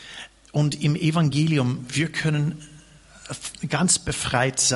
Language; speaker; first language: German; non-native, fluent; English